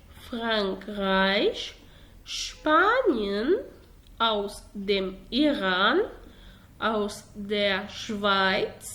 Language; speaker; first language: German; non-native, fluent; Arabic